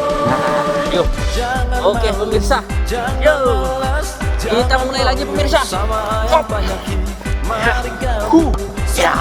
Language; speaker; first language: Indonesian; native; Indonesian